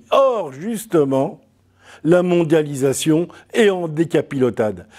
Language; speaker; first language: French; native; French